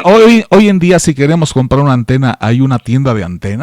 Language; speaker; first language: Spanish; native; Spanish